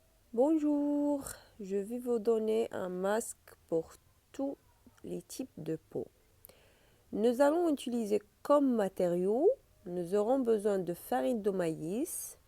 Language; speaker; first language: French; non-native, learner; Arabic